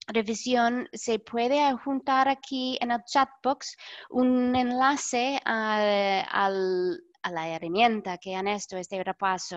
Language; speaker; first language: Spanish; non-native, fluent; English